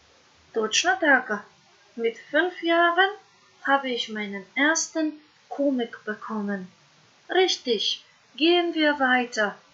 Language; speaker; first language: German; non-native, fluent; Macedonian